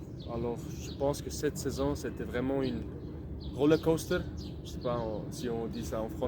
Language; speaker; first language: French; non-native, local second language; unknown